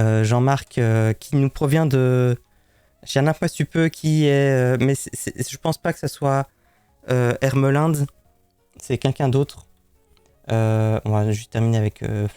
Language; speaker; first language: French; native; French